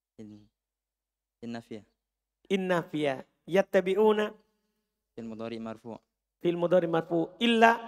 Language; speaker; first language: Arabic; non-native, fluent; Indonesian